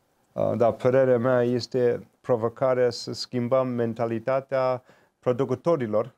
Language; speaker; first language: Romanian; non-native, fluent; English